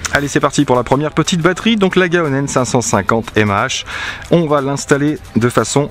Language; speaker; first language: French; native; French